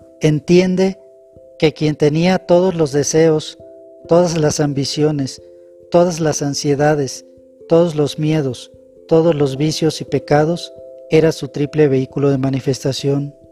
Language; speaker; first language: Spanish; native; Spanish